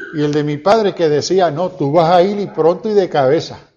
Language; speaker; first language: Spanish; early bilingual, heritage; Spanish